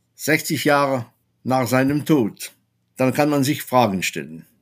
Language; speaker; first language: German; non-native, fluent; French